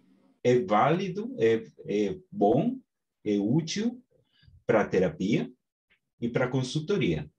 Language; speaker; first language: Portuguese; non-native, fluent; Spanish